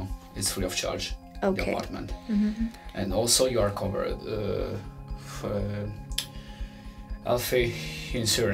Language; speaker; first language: English; non-native, fluent; Italian